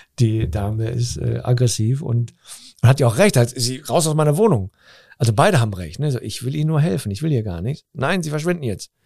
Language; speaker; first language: German; early bilingual, other home language; Turkish